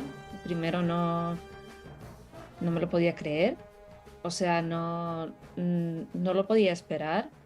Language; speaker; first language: Spanish; non-native, fluent; Russian